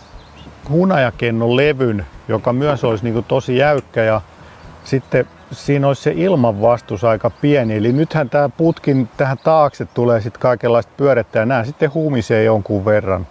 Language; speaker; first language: Finnish; native; Finnish